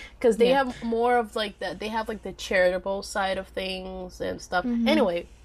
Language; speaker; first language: English; non-native, fluent; Portuguese